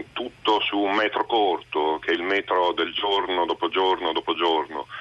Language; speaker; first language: Italian; native; Italian